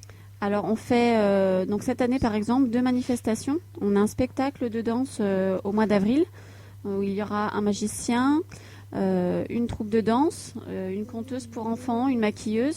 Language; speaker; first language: French; native; French